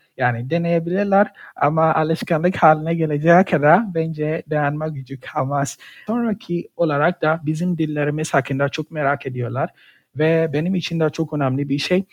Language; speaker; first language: Turkish; non-native, fluent; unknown